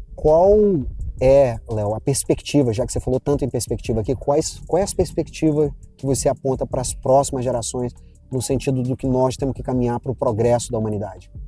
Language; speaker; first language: Portuguese; native; Portuguese